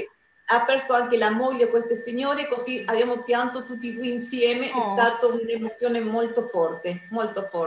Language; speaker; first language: Italian; non-native, fluent; Spanish